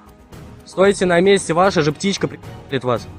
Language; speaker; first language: Russian; native; Russian